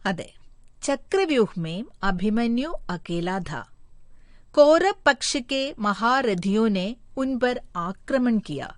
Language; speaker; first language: Hindi; non-native, local second language; Malayalam